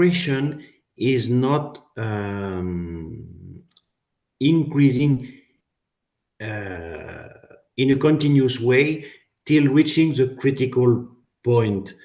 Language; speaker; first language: English; non-native, fluent; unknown